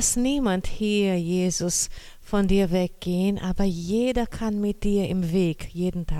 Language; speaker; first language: German; non-native, learner; Portuguese